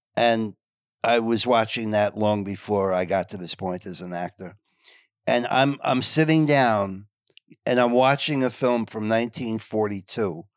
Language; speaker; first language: English; native; English